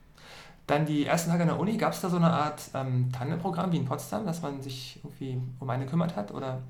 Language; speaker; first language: German; native; German